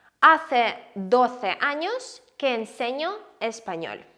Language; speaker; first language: Spanish; non-native, fluent; Ukrainian